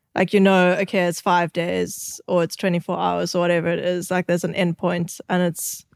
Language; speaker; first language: English; native; English